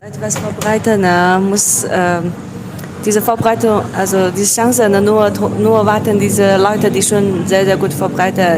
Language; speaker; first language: German; non-native, learner; Indonesian